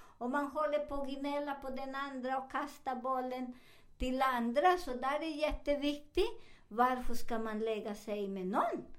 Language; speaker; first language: Swedish; non-native, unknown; Spanish